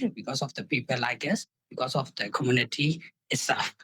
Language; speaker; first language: English; non-native, fluent; Burmese